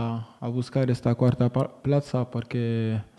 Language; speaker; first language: Spanish; non-native, fluent; French